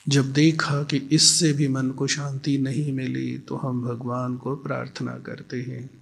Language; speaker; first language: Hindi; native; Hindi